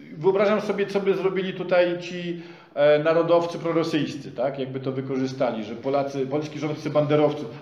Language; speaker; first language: Polish; native; Polish